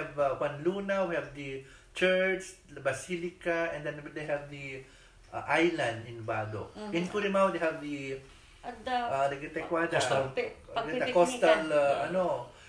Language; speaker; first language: English; non-native, local second language; Iloko